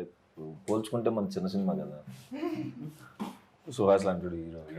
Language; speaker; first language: Telugu; native; Telugu